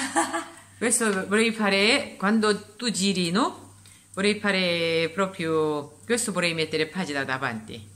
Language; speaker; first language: Italian; non-native, learner; Korean